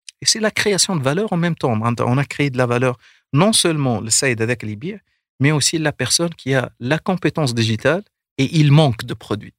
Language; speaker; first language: French; non-native, local second language; Arabic